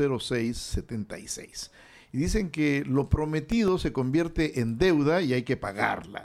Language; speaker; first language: Spanish; native; Spanish